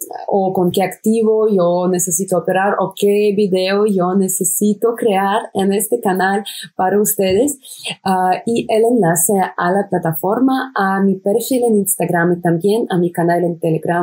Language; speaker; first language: Spanish; non-native, fluent; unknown